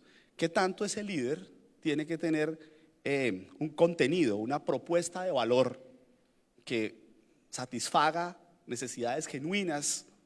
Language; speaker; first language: Spanish; native; Spanish